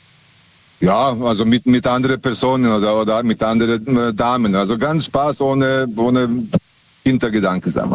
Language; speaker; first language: German; native; German